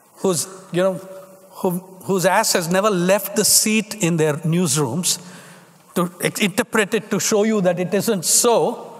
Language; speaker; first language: English; non-native, local second language; Tamil